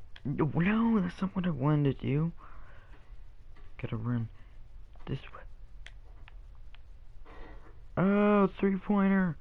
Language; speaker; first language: English; native; English